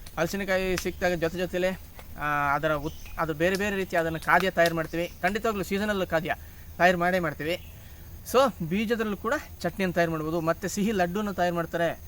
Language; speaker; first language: Kannada; non-native, local second language; Kodava